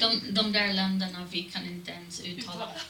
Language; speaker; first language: Swedish; non-native, fluent; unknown